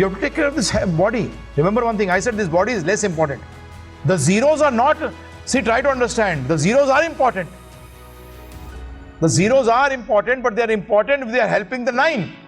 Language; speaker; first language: English; non-native, local second language; Hindi